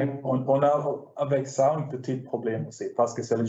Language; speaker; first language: French; non-native, learner; Swedish